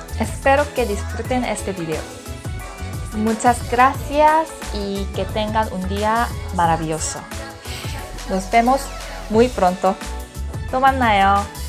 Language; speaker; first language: Spanish; non-native, learner; Korean